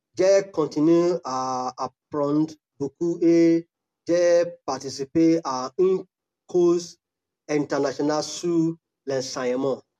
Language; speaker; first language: French; non-native, learner; Yoruba